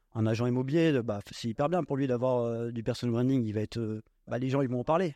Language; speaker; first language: French; native; French